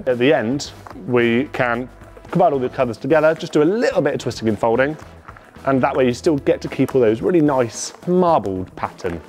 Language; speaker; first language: English; native; English